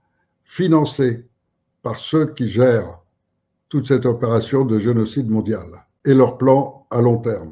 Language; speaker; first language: French; native; French